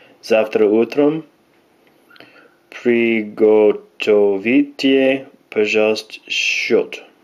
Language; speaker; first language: Russian; non-native, learner; English